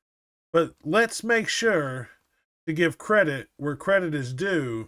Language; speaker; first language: English; native; English